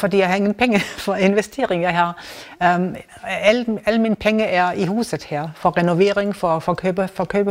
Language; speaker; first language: Danish; non-native, learner; German